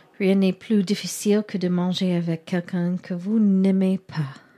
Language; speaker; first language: French; non-native, learner; English